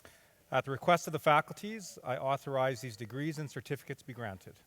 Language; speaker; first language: English; native; English